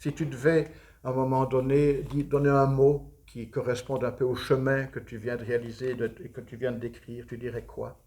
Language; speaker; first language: French; native; French